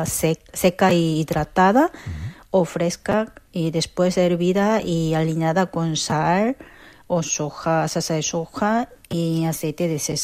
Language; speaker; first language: Spanish; non-native, learner; Korean